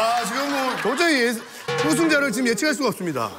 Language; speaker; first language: Korean; native; Korean